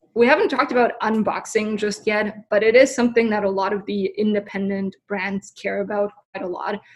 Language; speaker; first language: English; non-native, fluent; German